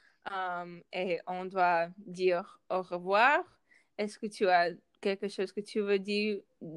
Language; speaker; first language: French; non-native, learner; Russian